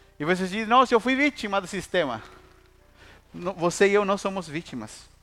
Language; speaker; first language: Portuguese; non-native, fluent; Spanish